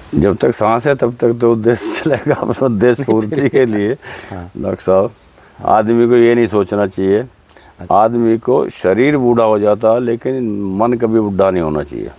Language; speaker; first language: Hindi; native; Hindi